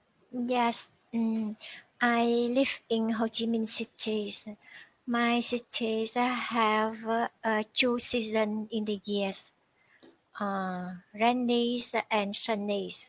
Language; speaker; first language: English; non-native, learner; Vietnamese